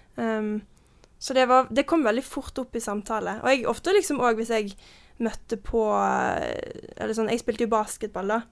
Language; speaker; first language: Norwegian; early bilingual, heritage; Norwegian